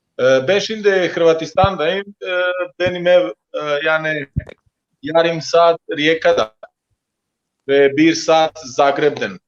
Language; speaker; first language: Turkish; non-native, learner; Croatian